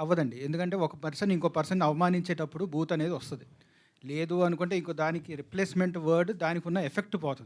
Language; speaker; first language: Telugu; native; Telugu